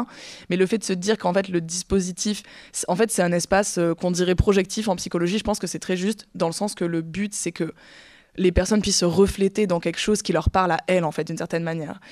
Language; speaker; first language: French; native; French